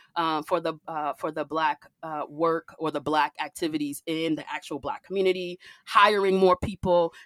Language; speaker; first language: English; native; English